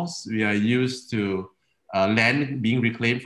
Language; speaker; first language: English; native; English